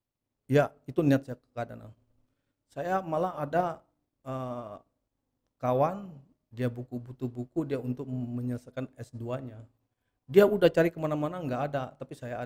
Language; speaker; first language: Indonesian; native; Indonesian